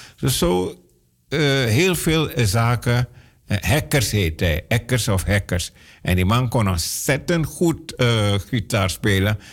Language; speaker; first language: Dutch; native; Dutch